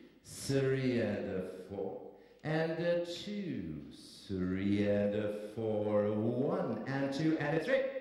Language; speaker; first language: English; non-native, fluent; German